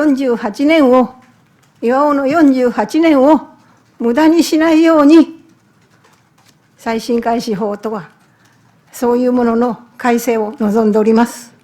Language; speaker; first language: Japanese; native; Japanese